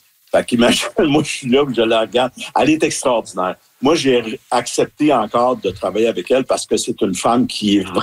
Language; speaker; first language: French; native; French